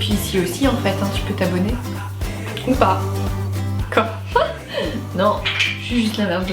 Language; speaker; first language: French; native; French